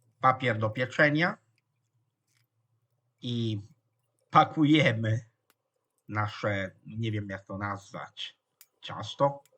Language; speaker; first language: Polish; non-native, fluent; Italian